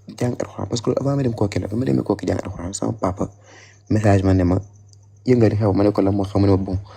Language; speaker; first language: Wolof; native; Wolof